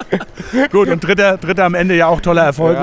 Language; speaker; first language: German; native; German